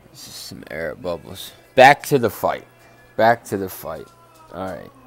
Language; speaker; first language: English; native; English